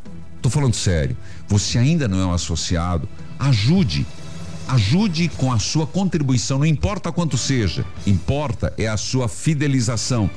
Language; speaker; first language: Portuguese; native; Portuguese